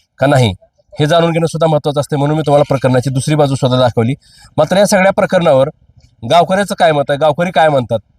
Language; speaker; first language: Marathi; native; Marathi